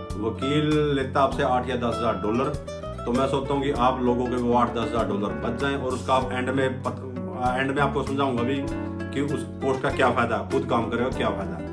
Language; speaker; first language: Hindi; native; Hindi